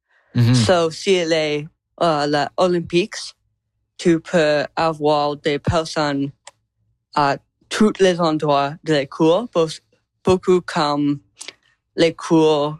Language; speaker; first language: French; non-native, learner; English